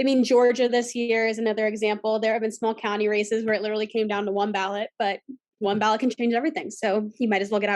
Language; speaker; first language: English; native; English